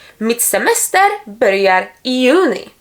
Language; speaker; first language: Swedish; non-native, fluent; Polish